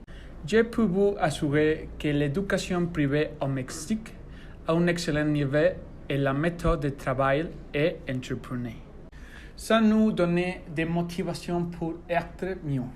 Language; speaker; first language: French; non-native, learner; Spanish